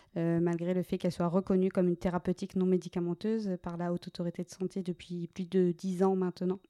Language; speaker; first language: French; native; French